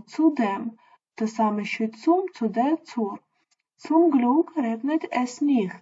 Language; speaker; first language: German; non-native, fluent; Ukrainian